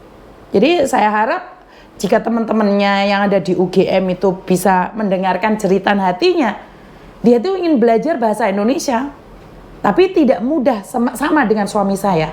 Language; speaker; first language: Indonesian; non-native, local second language; Javanese